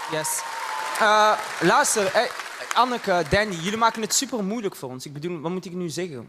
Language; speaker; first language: Dutch; early bilingual, other home language; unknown